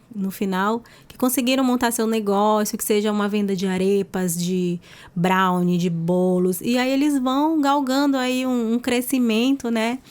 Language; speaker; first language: Portuguese; native; Portuguese